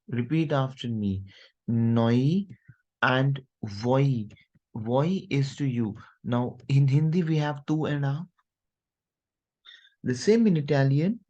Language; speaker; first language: English; non-native, local second language; Hindi